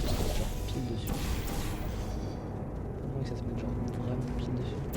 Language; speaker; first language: French; native; French